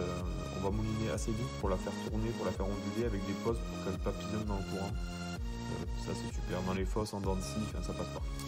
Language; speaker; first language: French; native; French